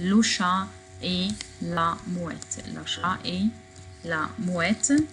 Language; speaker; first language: French; non-native, fluent; Arabic